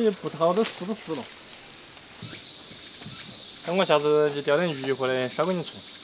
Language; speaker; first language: Chinese; native; Chinese